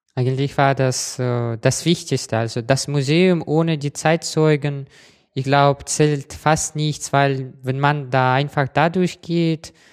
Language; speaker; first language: German; non-native, fluent; Russian